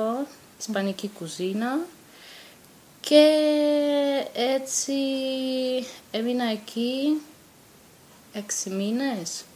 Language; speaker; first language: Greek; non-native, fluent; Bulgarian